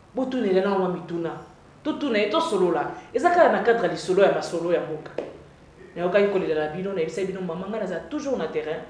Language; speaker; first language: Lingala; native; Lingala